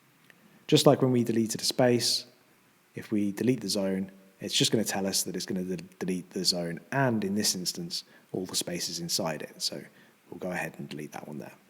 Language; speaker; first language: English; native; English